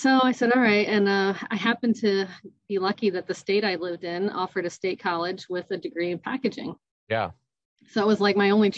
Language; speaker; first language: English; native; English